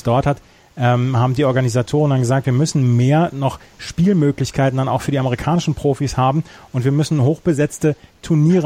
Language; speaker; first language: German; native; German